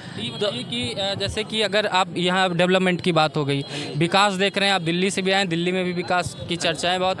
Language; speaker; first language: Hindi; native; Hindi